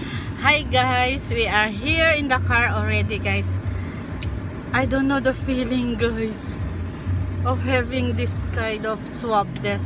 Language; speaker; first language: English; non-native, local second language; Filipino